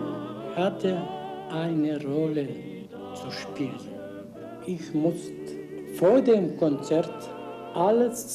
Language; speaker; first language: German; non-native, learner; Bulgarian